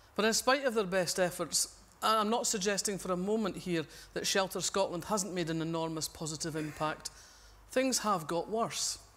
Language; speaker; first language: English; native; English